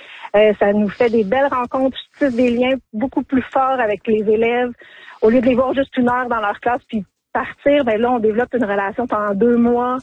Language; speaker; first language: French; native; French